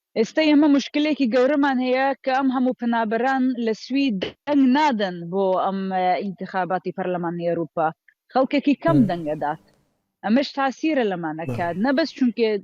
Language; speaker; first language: Central Kurdish; early bilingual, heritage; Central Kurdish